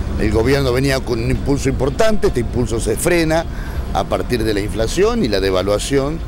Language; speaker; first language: Spanish; native; Spanish